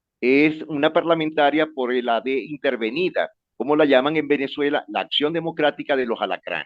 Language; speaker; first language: Spanish; native; Spanish